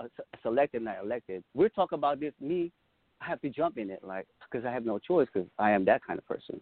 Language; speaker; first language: English; non-native, local second language; Pampanga